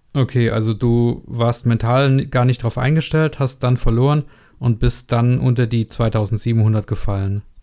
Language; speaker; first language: German; non-native, learner; Czech